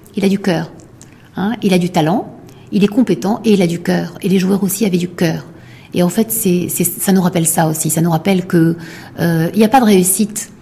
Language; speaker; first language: French; non-native, local second language; Arabic